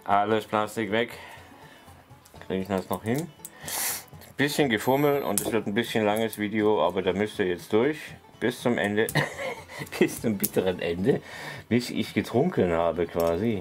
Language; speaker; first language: German; native; German